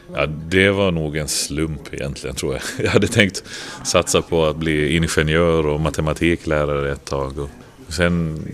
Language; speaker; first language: Swedish; native; Swedish